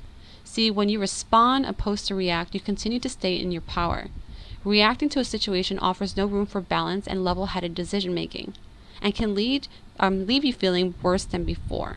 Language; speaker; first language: English; native; English